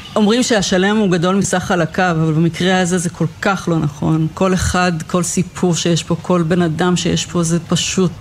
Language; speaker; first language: Hebrew; native; Hebrew